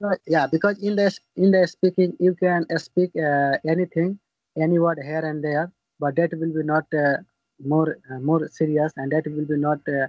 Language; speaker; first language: English; non-native, learner; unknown